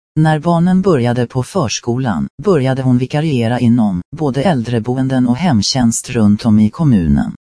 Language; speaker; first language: Swedish; native; Swedish